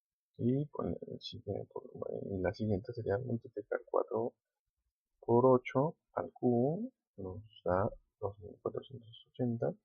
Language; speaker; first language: Spanish; native; Spanish